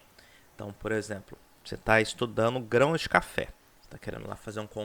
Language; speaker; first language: Portuguese; native; Portuguese